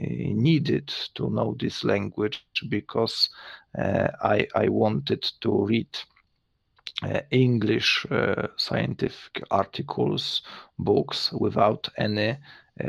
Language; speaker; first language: English; non-native, learner; Polish